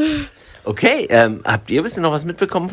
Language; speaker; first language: German; native; German